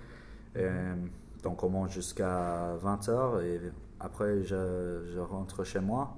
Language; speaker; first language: French; non-native, learner; English